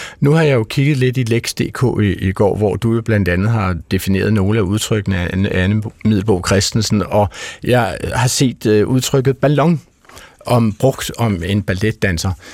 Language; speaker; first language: Danish; native; Danish